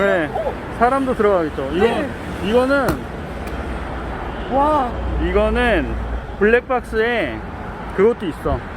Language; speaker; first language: Korean; native; Korean